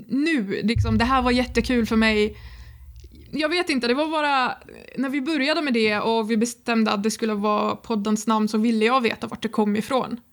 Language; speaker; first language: Swedish; non-native, fluent; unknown